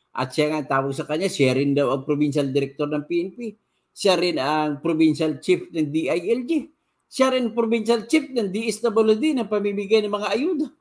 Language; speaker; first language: Filipino; non-native, local second language; Cebuano